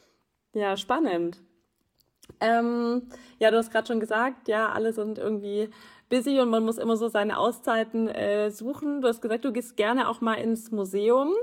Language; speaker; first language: German; native; German